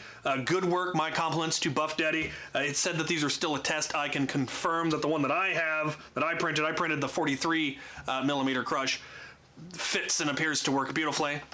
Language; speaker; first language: English; native; English